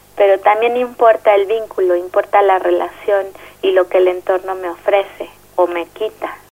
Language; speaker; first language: Spanish; native; Spanish